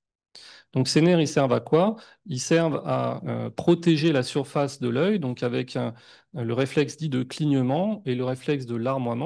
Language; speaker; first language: French; native; French